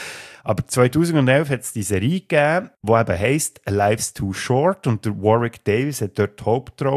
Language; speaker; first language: German; native; German